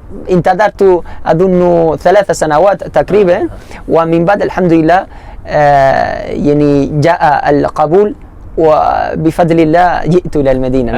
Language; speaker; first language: Arabic; non-native, learner; Spanish